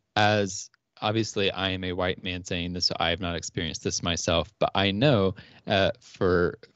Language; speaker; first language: English; native; English